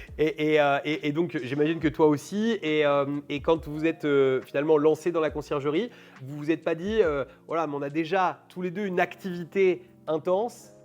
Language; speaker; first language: French; native; French